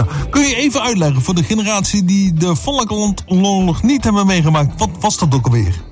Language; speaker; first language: Dutch; native; Dutch